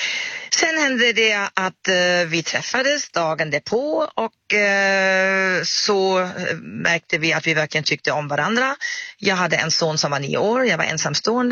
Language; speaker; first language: Swedish; non-native, fluent; German